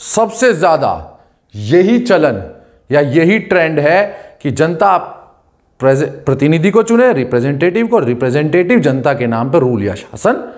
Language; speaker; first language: Hindi; native; Hindi